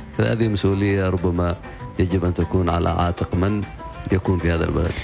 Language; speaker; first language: Arabic; non-native, local second language; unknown